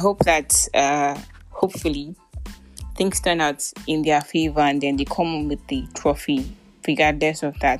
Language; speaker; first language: English; non-native, local second language; Yoruba